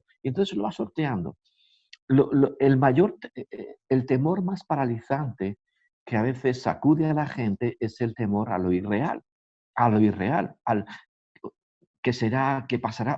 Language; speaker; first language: Spanish; native; Spanish